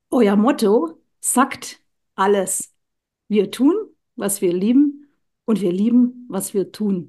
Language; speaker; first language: German; native; German